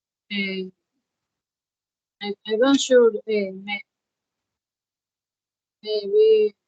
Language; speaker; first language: English; non-native, learner; Spanish